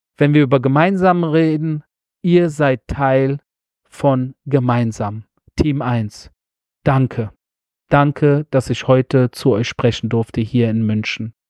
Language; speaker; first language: German; early bilingual, other home language; Persian